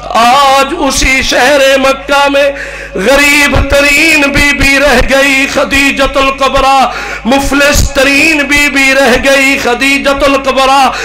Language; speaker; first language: Urdu; non-native, local second language; Saraiki